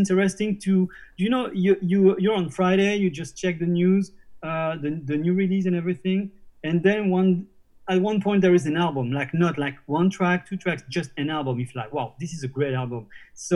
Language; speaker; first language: English; non-native, fluent; French